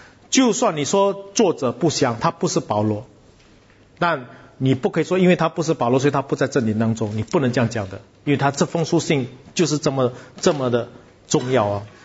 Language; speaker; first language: Chinese; non-native, local second language; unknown